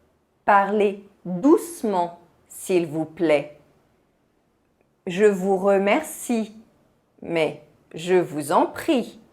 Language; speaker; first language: French; non-native, fluent; Portuguese